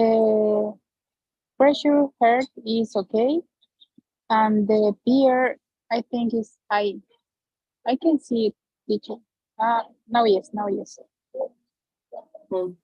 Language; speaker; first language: English; non-native, learner; Spanish